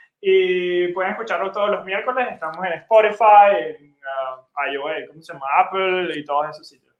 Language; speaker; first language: Spanish; native; Spanish